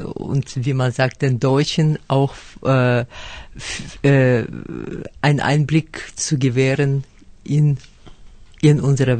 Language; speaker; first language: German; non-native, fluent; Russian